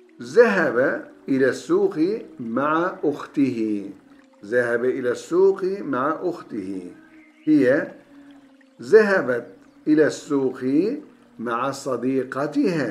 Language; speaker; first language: Arabic; non-native, fluent; Turkish